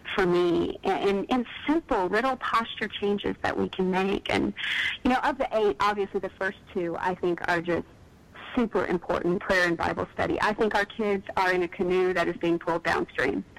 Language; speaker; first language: English; native; English